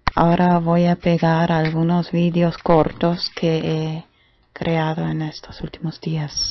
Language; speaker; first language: Spanish; non-native, fluent; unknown